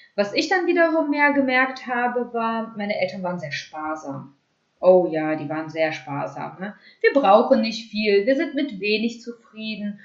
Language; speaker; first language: German; early bilingual, other home language; Russian